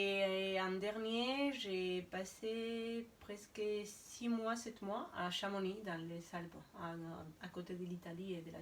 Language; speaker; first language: French; non-native, fluent; Spanish